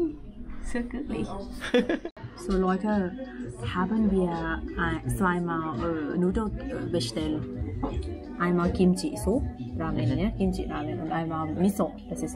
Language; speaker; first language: German; non-native, learner; Thai